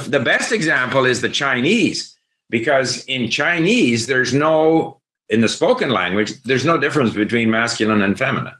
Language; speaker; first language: English; native; English